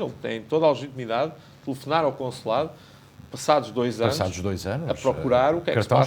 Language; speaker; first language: Portuguese; native; Portuguese